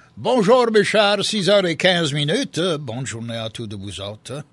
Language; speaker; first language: French; native; French